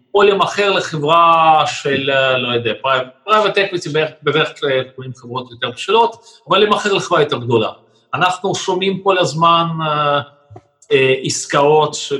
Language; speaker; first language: Hebrew; non-native, fluent; Russian